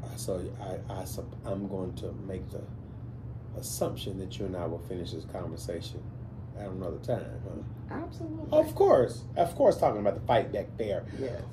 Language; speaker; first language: English; native; English